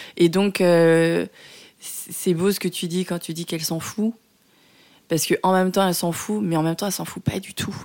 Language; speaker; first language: French; early bilingual, other home language; Vietnamese